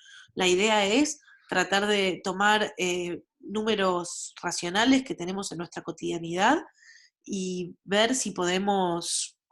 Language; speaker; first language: Spanish; native; Spanish